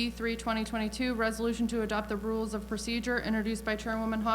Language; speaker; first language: English; native; English